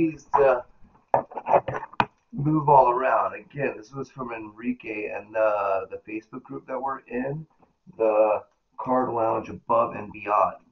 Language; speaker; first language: English; native; English